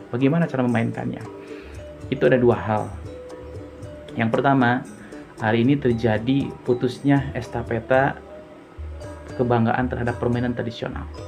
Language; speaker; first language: Indonesian; non-native, local second language; Sundanese